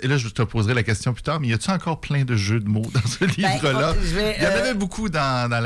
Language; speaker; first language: French; native; French